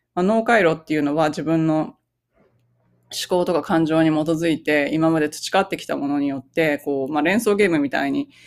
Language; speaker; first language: Japanese; native; Japanese